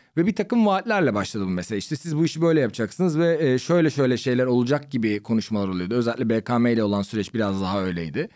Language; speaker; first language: Turkish; native; Turkish